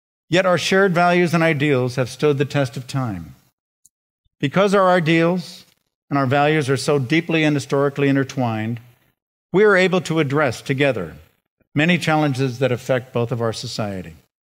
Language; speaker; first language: English; native; English